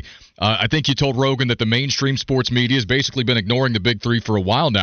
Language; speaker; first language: English; native; English